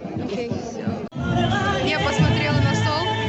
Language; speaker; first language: Russian; non-native, local second language; Kyrgyz